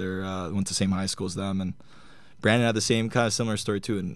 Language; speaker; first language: English; native; English